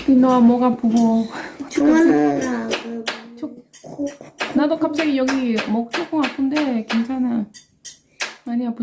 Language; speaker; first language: Korean; non-native, fluent; Spanish